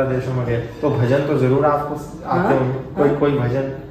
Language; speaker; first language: Hindi; native; Hindi